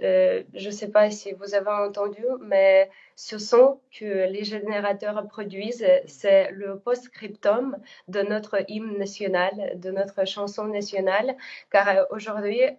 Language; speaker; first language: French; non-native, fluent; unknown